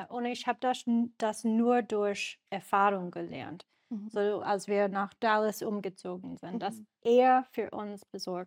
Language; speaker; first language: German; non-native, learner; English